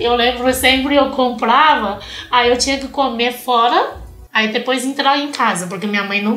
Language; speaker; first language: Portuguese; non-native, fluent; Chinese